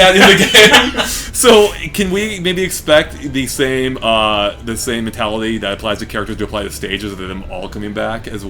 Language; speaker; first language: English; native; English